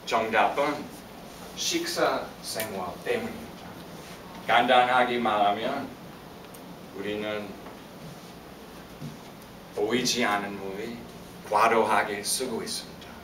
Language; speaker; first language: Korean; non-native, fluent; English